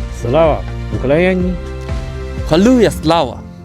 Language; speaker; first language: Ukrainian; non-native, learner; Chinese